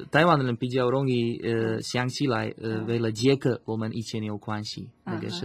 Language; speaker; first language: Chinese; non-native, fluent; Slovak